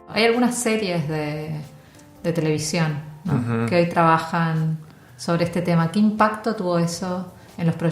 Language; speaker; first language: Spanish; native; Spanish